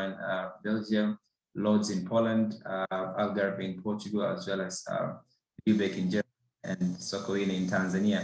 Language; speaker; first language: English; non-native, local second language; Swahili